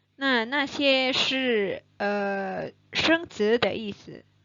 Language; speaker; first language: Chinese; non-native, fluent; Indonesian